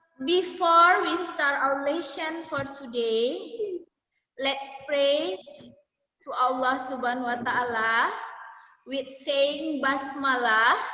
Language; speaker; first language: English; non-native, learner; Indonesian